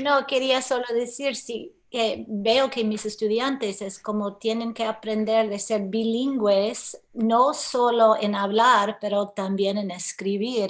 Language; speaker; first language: Spanish; early bilingual, heritage; English